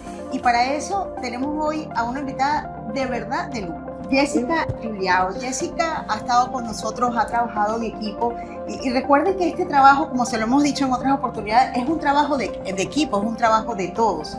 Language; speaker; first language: Spanish; native; Spanish